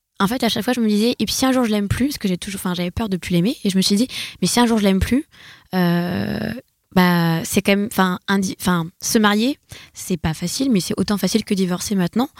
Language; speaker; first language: French; native; French